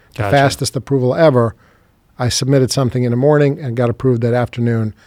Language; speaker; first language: English; non-native, fluent; Serbian